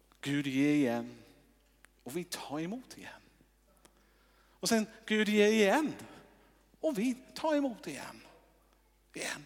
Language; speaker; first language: Swedish; non-native, fluent; English